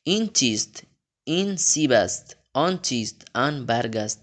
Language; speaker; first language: Persian; non-native, fluent; Urdu